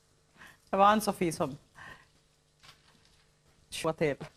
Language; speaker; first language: Swedish; native; Swedish